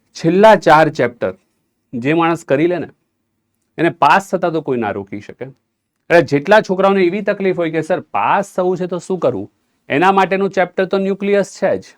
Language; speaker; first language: Hindi; non-native, local second language; Gujarati